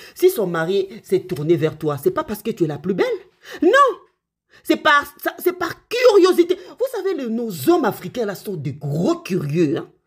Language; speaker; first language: French; non-native, local second language; Lingala